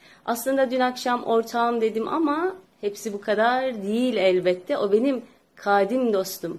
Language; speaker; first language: Turkish; native; Turkish